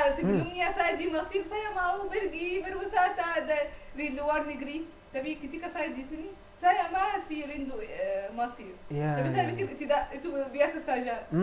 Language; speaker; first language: Indonesian; non-native, learner; Arabic